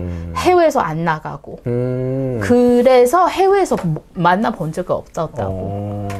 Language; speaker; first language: Korean; non-native, learner; Chinese